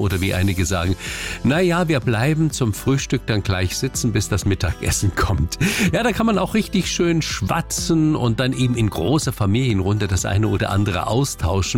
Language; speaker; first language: German; native; German